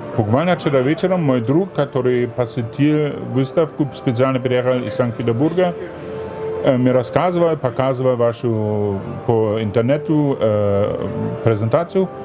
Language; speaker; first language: Russian; non-native, fluent; German